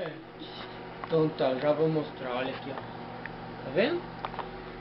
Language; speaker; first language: Portuguese; native; Portuguese